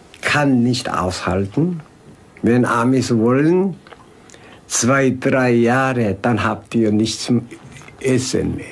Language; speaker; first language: German; non-native, fluent; Korean